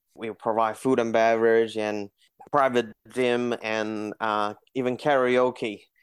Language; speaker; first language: English; non-native, fluent; Chinese